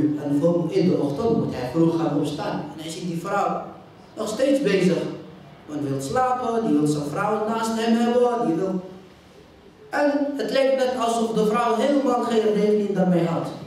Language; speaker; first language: Dutch; non-native, fluent; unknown